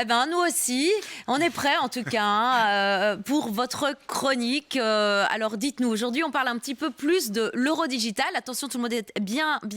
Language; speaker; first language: French; native; French